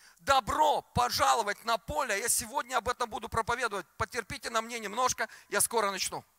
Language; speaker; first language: Russian; native; Russian